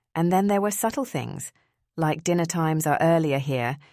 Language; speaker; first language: English; early bilingual, other home language; Spanish